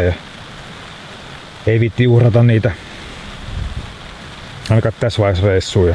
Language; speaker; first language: Finnish; native; Finnish